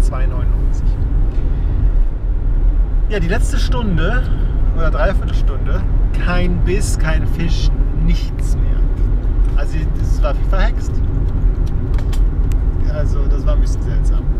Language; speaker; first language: German; native; German